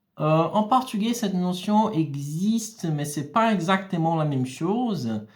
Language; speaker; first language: French; non-native, fluent; Portuguese